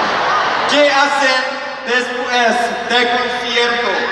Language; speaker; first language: Spanish; non-native, learner; Korean